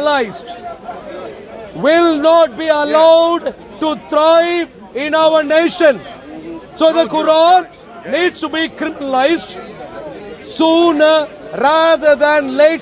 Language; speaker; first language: English; non-native, fluent; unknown